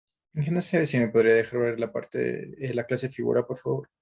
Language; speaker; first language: Spanish; native; Spanish